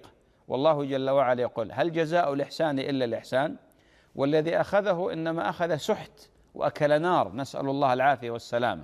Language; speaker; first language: Arabic; native; Arabic